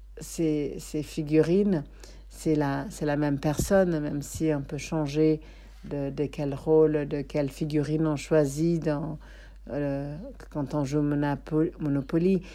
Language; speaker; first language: French; non-native, fluent; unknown